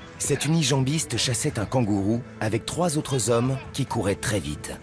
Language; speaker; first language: French; native; French